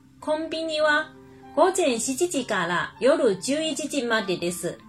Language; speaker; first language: Japanese; non-native, fluent; Chinese